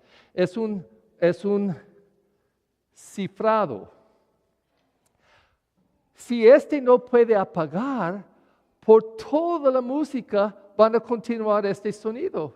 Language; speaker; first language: Spanish; non-native, learner; English